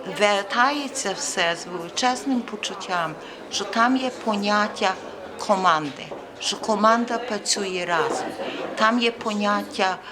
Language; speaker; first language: Ukrainian; early bilingual, heritage; Ukrainian